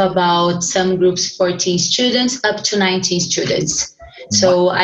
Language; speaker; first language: English; non-native, fluent; Portuguese